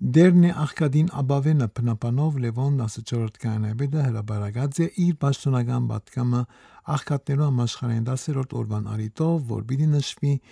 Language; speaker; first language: Armenian; native; Armenian